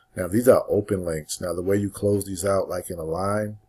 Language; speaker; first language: English; native; English